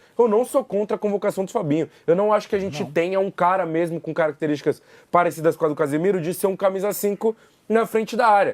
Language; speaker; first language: Portuguese; native; Portuguese